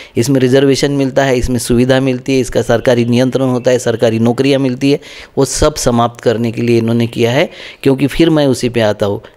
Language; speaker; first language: Hindi; non-native, local second language; Marathi